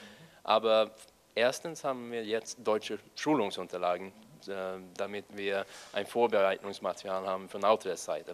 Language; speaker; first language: German; non-native, fluent; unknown